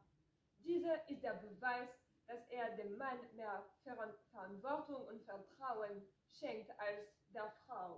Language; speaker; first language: German; non-native, learner; French